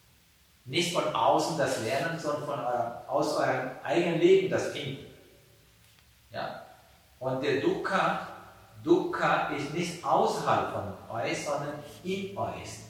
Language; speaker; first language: German; non-native, fluent; Sinhala